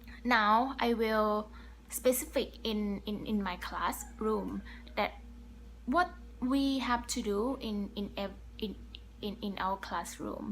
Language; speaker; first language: English; non-native, learner; Thai